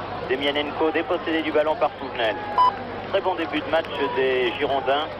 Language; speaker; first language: French; native; French